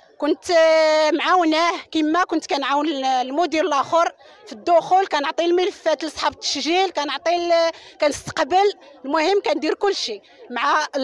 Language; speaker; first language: Arabic; native; Arabic